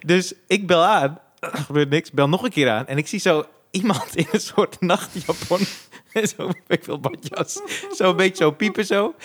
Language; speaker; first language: Dutch; native; Dutch